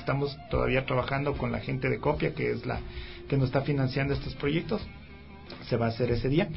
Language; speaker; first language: Spanish; native; Spanish